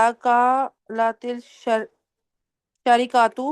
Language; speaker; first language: Arabic; non-native, learner; Urdu